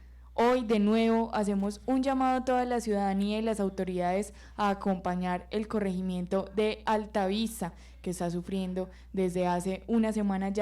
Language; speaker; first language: Spanish; native; Spanish